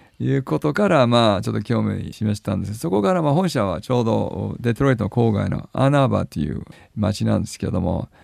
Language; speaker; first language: Japanese; non-native, fluent; English